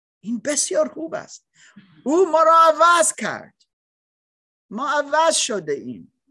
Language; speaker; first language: Persian; non-native, learner; English